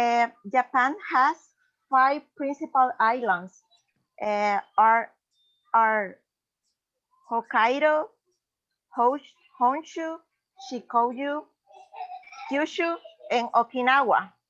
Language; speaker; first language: English; non-native, learner; Spanish